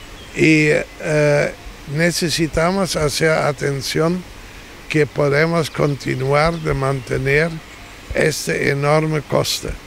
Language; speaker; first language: Spanish; non-native, fluent; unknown